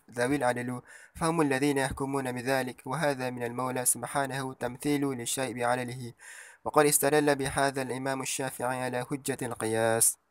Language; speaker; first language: Arabic; non-native, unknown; Malay